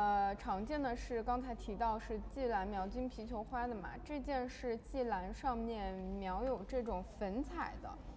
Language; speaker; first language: Chinese; native; Chinese